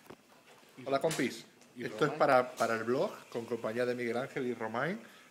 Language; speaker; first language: Spanish; native; Spanish